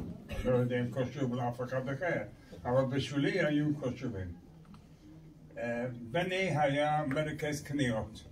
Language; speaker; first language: Hebrew; non-native, learner; English